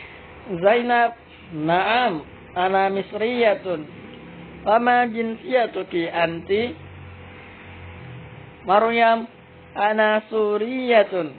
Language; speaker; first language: Arabic; non-native, fluent; Indonesian